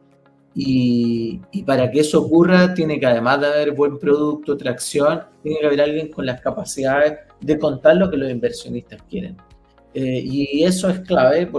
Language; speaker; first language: Spanish; native; Spanish